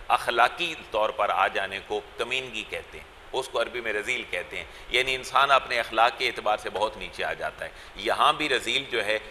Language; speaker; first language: Urdu; non-native, local second language; Punjabi